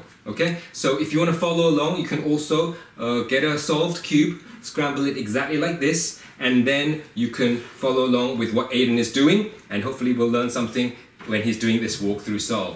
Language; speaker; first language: English; native; English